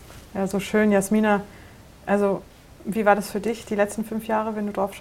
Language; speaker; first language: German; native; German